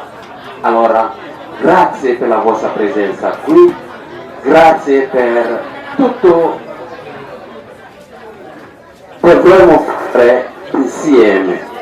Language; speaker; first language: Italian; non-native, learner; Wolof